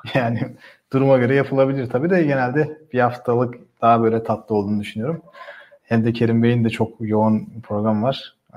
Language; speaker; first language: Turkish; native; Turkish